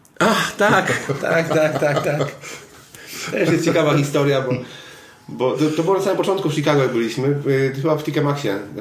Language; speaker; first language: Polish; native; Polish